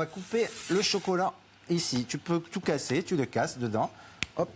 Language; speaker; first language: French; native; French